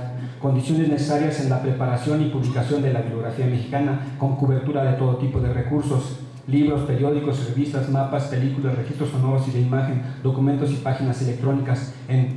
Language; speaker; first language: Spanish; native; Spanish